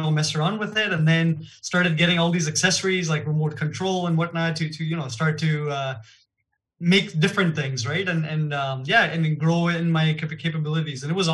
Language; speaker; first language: English; non-native, fluent; Gujarati